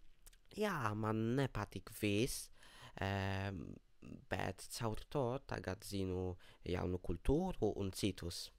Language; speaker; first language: Latvian; non-native, learner; Polish